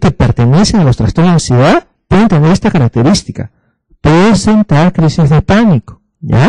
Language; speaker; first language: Spanish; native; Spanish